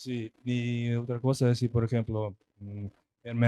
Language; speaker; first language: Spanish; non-native, learner; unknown